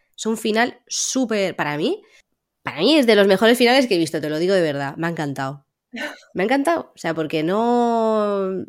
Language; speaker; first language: Spanish; native; Spanish